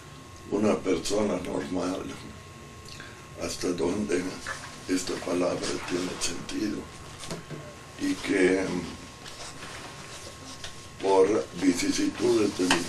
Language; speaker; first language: Spanish; non-native, fluent; Italian